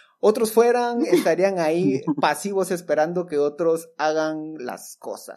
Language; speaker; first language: Spanish; native; Spanish